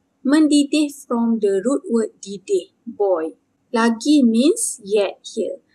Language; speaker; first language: English; non-native, local second language; Malay